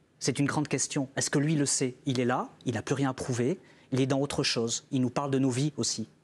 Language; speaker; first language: French; native; French